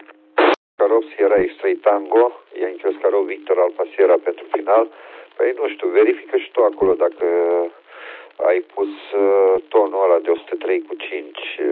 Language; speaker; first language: Romanian; native; Romanian